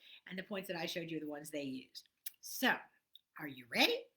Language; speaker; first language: English; native; English